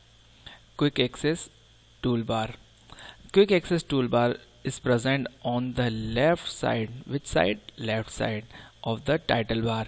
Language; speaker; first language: English; non-native, local second language; Hindi